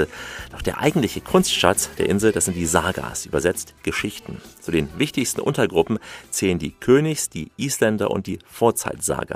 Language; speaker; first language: German; native; German